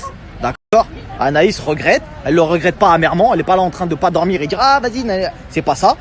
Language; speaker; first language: French; native; French